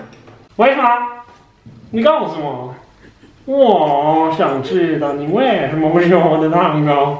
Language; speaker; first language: Chinese; non-native, fluent; Danish